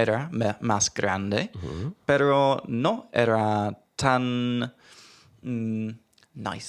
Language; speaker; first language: Spanish; non-native, learner; English